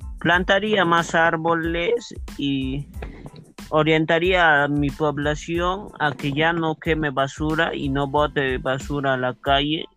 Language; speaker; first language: Spanish; native; Spanish